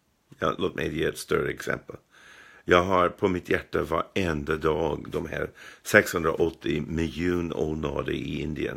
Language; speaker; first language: Swedish; non-native, fluent; English